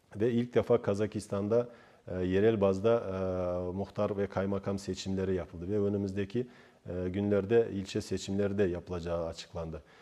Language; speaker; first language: Turkish; non-native, fluent; Kazakh